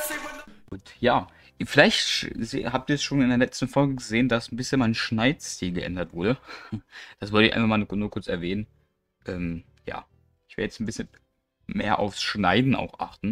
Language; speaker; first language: German; native; German